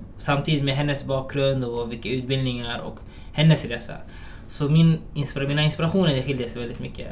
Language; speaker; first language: Swedish; early bilingual, other home language; Somali